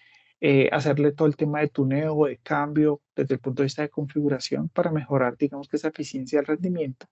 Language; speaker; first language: Spanish; native; Spanish